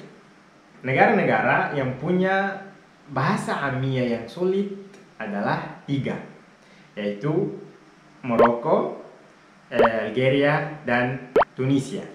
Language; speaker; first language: Indonesian; non-native, fluent; Arabic